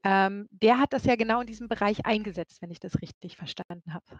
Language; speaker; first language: German; native; German